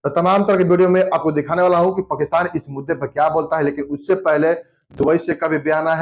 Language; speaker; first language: Hindi; native; Hindi